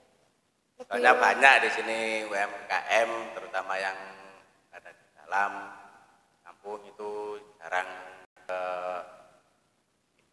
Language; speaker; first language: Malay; non-native, local second language; Javanese